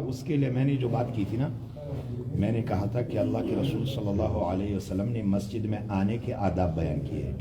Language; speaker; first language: Urdu; non-native, local second language; Pashto